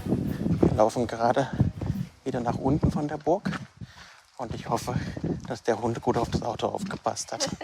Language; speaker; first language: German; native; German